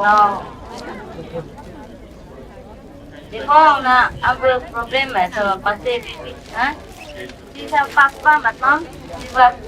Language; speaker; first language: French; non-native, learner; Vietnamese